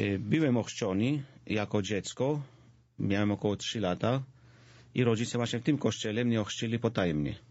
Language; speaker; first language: Polish; non-native, fluent; Georgian